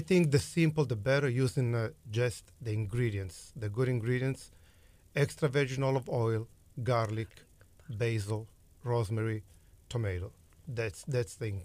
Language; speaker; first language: English; non-native, fluent; Italian